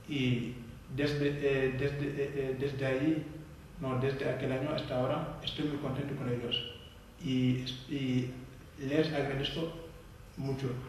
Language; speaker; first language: Spanish; non-native, fluent; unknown